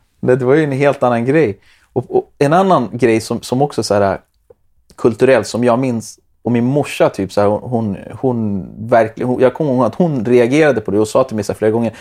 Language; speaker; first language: Swedish; early bilingual, other home language; Spanish